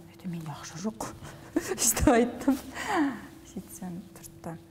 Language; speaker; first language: Russian; non-native, local second language; Kazakh